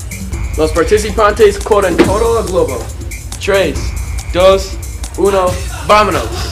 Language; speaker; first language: Spanish; non-native, learner; English